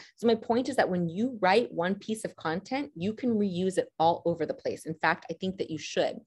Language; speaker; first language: English; native; English